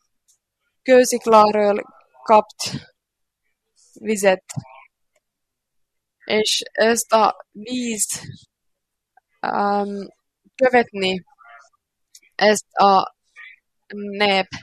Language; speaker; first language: Hungarian; non-native, learner; Finnish